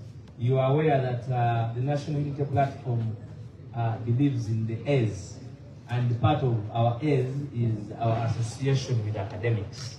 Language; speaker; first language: English; non-native, local second language; Ganda